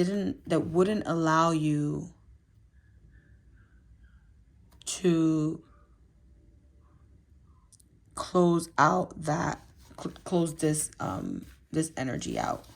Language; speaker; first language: English; native; English